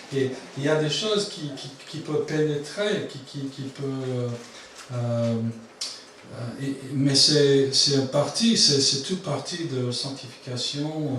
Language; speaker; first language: French; non-native, fluent; English